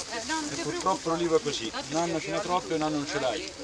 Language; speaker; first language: Italian; native; Italian